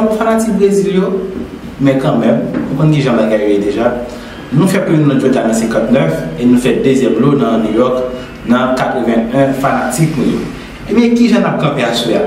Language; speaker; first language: French; non-native, local second language; Haitian Creole